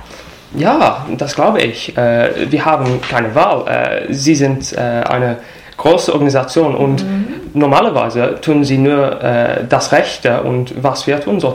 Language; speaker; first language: German; non-native, fluent; English